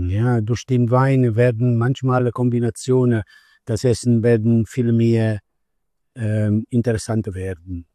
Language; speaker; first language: German; non-native, learner; Italian